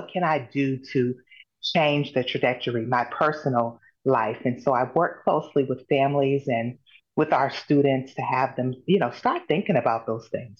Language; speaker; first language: English; native; English